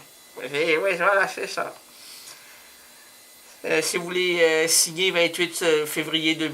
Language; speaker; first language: French; native; French